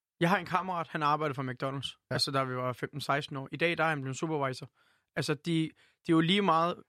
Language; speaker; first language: Danish; early bilingual, other home language; Turkish